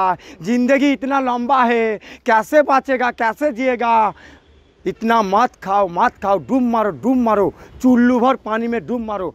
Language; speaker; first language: Hindi; non-native, local second language; Bangla